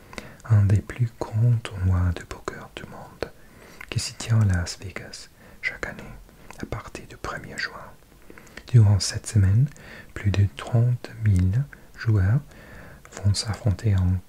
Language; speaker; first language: French; non-native, learner; English